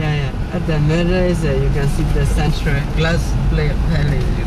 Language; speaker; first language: English; non-native, learner; Burmese